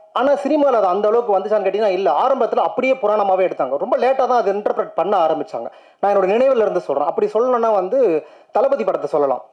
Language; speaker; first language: Tamil; native; Tamil